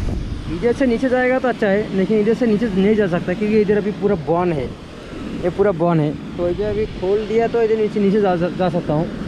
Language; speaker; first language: Hindi; non-native, local second language; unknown